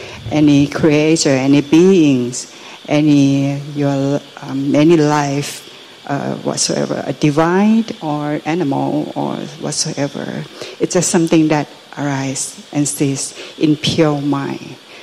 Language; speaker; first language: English; non-native, fluent; Thai